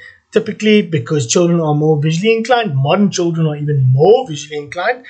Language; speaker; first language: English; non-native, local second language; Afrikaans